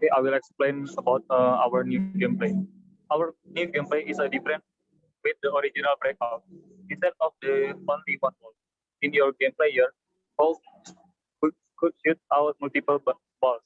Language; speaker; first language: English; non-native, learner; Indonesian